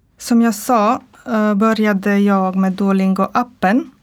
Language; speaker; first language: Swedish; non-native, learner; Croatian